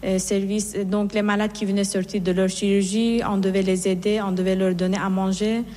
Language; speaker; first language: French; non-native, fluent; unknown